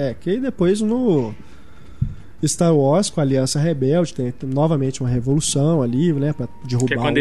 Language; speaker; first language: Portuguese; native; Portuguese